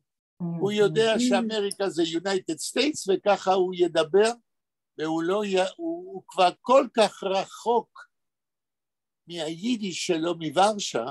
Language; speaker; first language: Hebrew; non-native, fluent; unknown